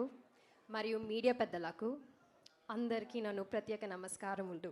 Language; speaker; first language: Telugu; non-native, learner; Malayalam